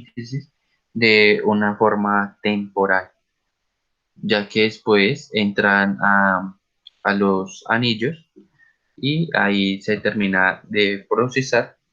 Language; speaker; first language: Spanish; native; Spanish